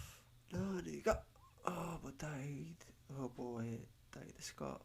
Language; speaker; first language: Japanese; non-native, learner; Spanish